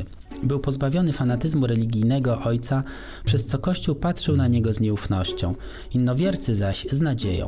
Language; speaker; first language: Polish; native; Polish